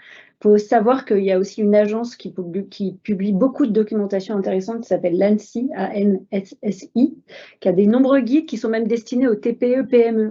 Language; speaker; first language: French; native; French